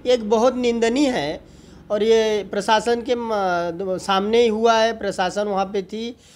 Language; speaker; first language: Hindi; native; Hindi